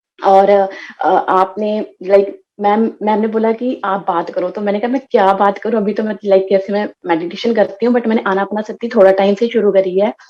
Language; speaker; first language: Hindi; non-native, local second language; Punjabi